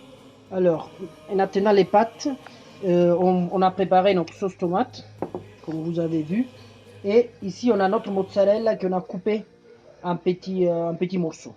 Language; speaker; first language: French; non-native, fluent; Italian